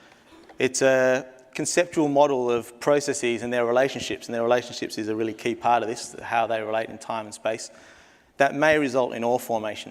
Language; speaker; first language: English; native; English